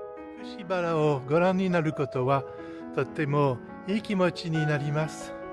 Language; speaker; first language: Japanese; non-native, learner; French